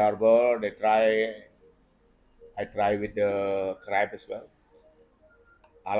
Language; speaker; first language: English; non-native, learner; Indonesian